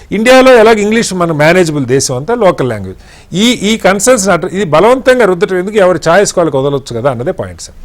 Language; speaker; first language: Telugu; native; Telugu